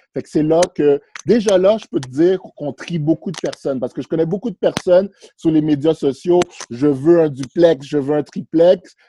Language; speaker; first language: French; early bilingual, other home language; Haitian Creole